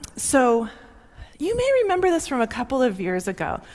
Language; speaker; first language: English; native; English